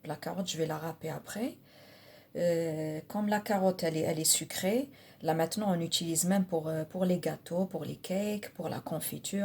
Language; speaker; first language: French; non-native, local second language; Arabic